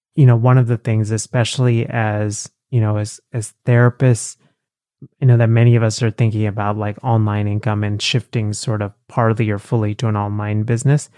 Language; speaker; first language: English; early bilingual, other home language; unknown